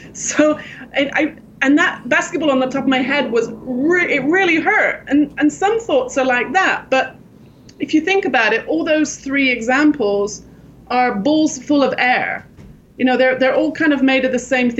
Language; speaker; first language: English; native; English